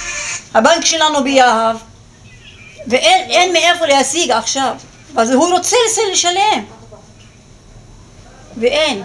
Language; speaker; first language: Hebrew; non-native, local second language; Arabic